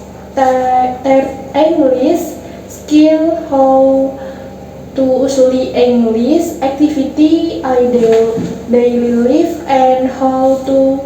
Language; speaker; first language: English; non-native, learner; Indonesian